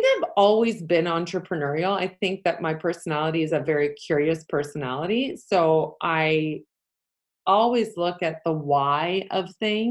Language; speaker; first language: English; early bilingual, other home language; Polish